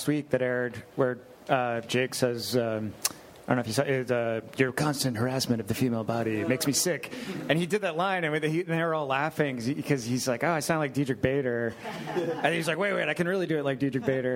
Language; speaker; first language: English; native; English